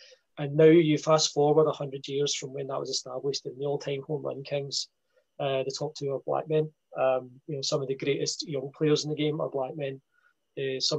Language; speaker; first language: English; native; English